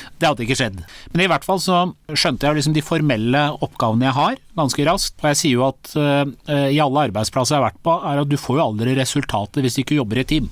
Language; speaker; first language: Norwegian; early bilingual, other home language; Persian